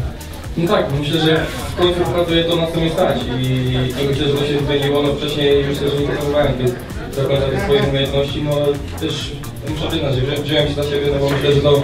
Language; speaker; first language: Polish; native; Polish